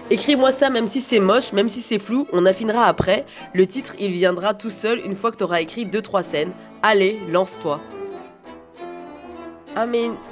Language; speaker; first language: French; native; French